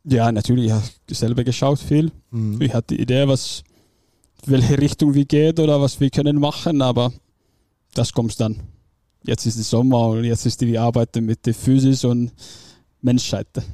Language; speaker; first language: German; non-native, fluent; Finnish